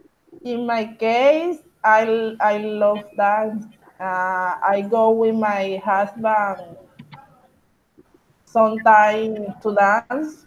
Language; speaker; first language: English; non-native, learner; Spanish